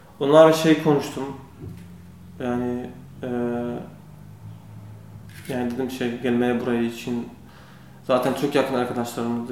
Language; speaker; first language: Turkish; non-native, learner; Kurdish